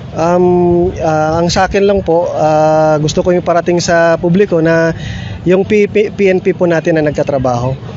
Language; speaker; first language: Filipino; non-native, local second language; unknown